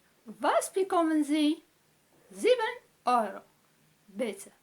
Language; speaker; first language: German; non-native, learner; Arabic